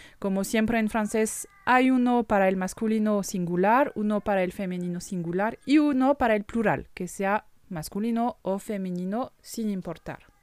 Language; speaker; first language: Spanish; non-native, fluent; French